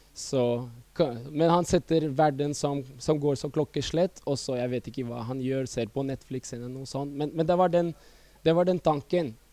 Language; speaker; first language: Norwegian; non-native, fluent; Estonian